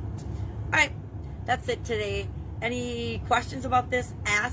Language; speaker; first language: English; native; English